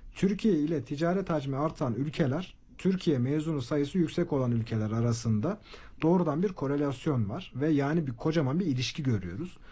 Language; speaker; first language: Turkish; native; Turkish